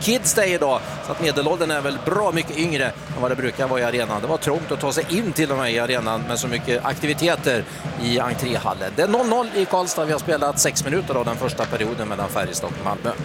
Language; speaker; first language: Swedish; native; Swedish